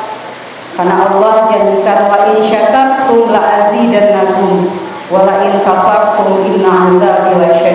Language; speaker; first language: Indonesian; native; Indonesian